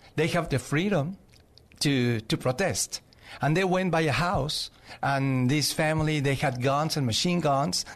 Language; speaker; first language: English; non-native, fluent; Spanish